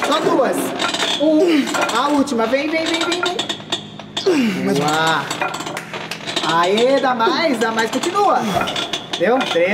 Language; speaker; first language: Portuguese; native; Portuguese